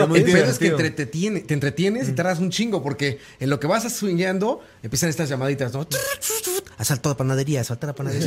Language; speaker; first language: Spanish; native; Spanish